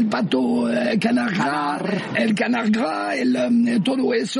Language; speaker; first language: Spanish; non-native, fluent; French